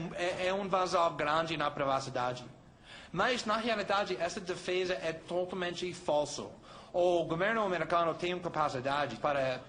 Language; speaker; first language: Portuguese; non-native, fluent; English